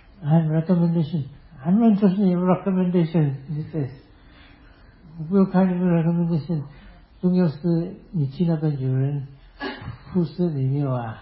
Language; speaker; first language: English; non-native, local second language; Chinese